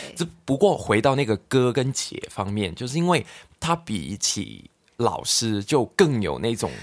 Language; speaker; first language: Chinese; non-native, local second language; Cantonese